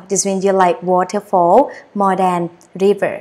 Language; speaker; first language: English; non-native, learner; Thai